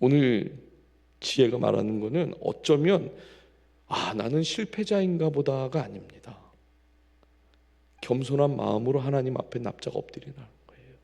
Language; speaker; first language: Korean; native; Korean